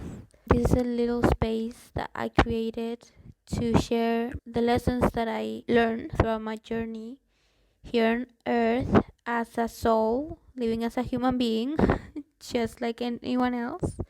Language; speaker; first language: English; non-native, fluent; Spanish